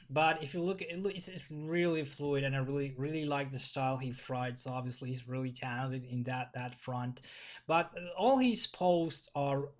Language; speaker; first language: English; non-native, fluent; Finnish